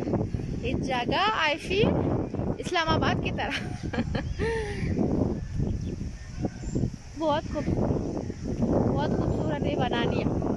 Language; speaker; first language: Hindi; non-native, learner; Arabic